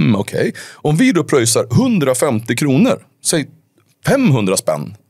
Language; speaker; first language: Swedish; native; Swedish